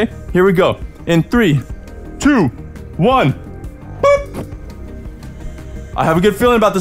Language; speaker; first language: English; native; English